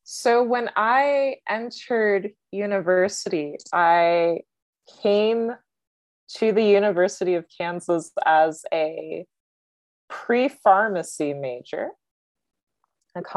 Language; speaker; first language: English; native; English